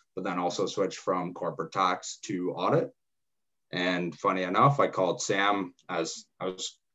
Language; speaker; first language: English; native; English